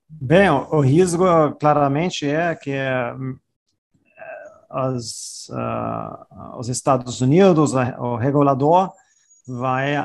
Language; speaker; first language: Portuguese; non-native, fluent; German